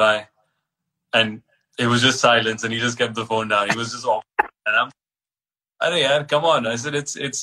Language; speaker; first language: English; non-native, local second language; Hindi